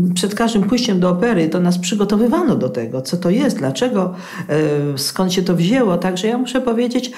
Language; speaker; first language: Polish; native; Polish